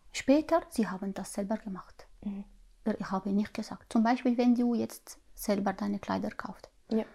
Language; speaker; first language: German; non-native, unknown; Arabic